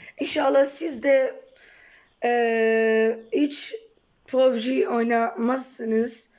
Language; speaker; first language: Turkish; non-native, learner; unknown